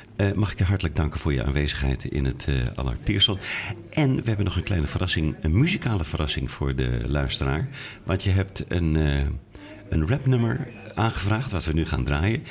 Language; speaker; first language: Dutch; native; Dutch